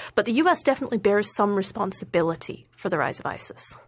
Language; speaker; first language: English; native; English